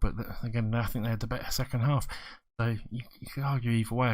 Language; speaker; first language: English; native; English